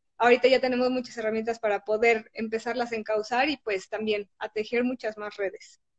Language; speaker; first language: Spanish; native; Spanish